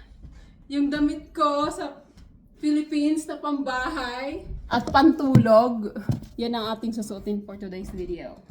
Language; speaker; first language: Filipino; non-native, local second language; Cebuano